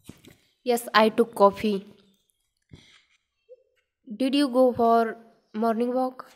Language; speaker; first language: English; non-native, learner; Hindi